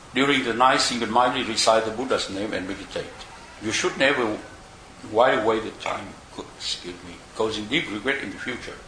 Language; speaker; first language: English; non-native, fluent; Vietnamese